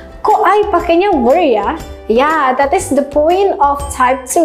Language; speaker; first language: English; non-native, learner; Indonesian